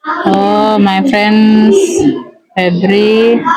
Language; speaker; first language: English; non-native, learner; Indonesian